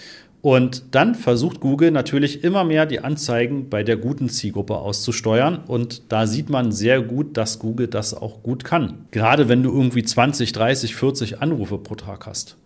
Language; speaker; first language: German; native; German